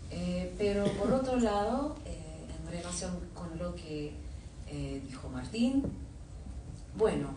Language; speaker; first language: Spanish; non-native, fluent; English